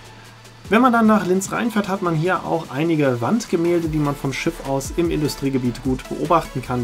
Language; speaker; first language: German; native; German